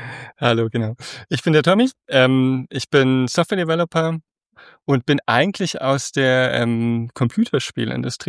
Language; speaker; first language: German; native; German